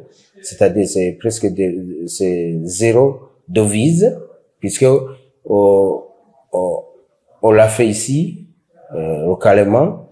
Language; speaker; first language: French; non-native, local second language; Rundi